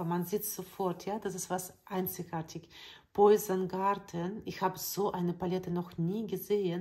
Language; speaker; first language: German; non-native, learner; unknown